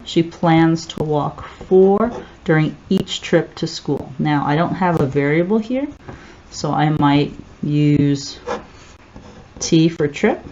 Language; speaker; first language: English; native; English